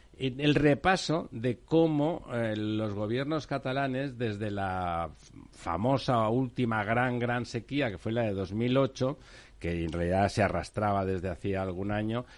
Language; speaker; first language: Spanish; native; Spanish